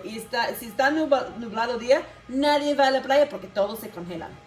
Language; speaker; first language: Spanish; non-native, local second language; English